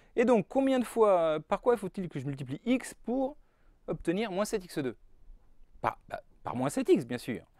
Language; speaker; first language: French; native; French